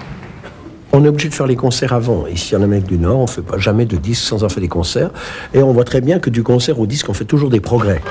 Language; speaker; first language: French; native; French